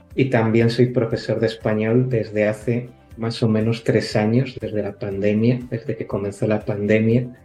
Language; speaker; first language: Spanish; native; Spanish